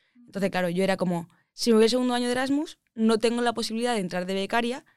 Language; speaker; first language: Spanish; native; Spanish